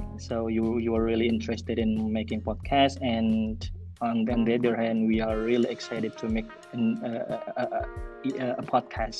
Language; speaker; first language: English; non-native, fluent; Indonesian